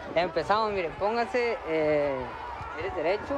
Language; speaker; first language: Spanish; native; Spanish